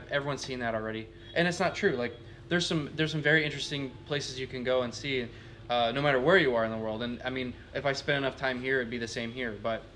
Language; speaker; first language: English; native; English